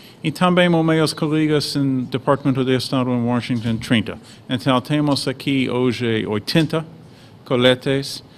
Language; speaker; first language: Portuguese; non-native, fluent; English